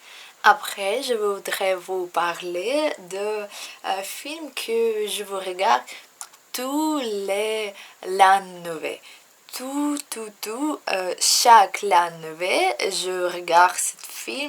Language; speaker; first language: French; non-native, learner; Russian